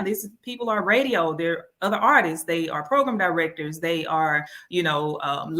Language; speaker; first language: English; native; English